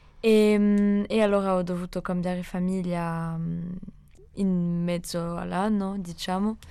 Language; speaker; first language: Italian; non-native, fluent; French